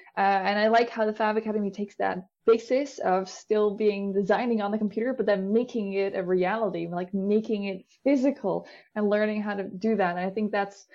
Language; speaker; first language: English; non-native, fluent; Dutch